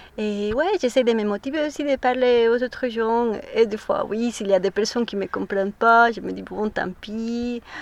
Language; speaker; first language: French; non-native, fluent; Spanish